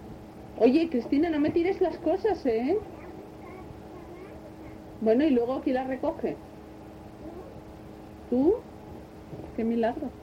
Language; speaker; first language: Spanish; native; Spanish